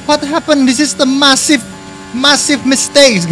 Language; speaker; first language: English; non-native, fluent; Indonesian